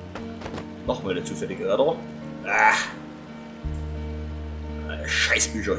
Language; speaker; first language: German; native; German